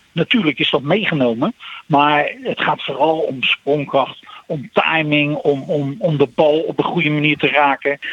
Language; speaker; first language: Dutch; native; Dutch